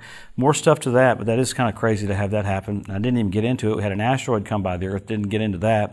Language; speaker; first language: English; native; English